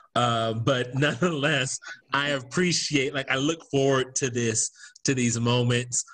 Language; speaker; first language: English; native; English